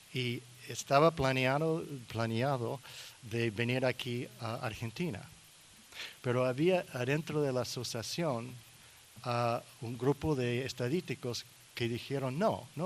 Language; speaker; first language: Spanish; non-native, learner; English